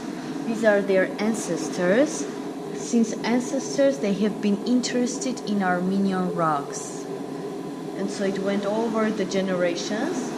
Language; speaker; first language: English; non-native, fluent; Armenian